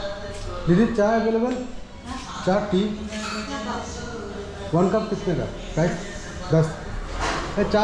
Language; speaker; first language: Hindi; non-native, learner; Bangla